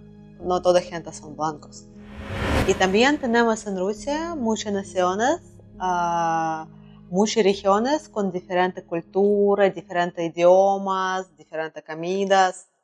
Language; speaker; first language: Spanish; non-native, learner; Russian